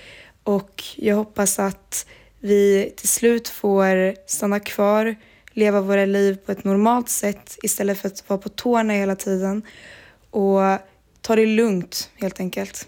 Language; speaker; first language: Swedish; early bilingual, other home language; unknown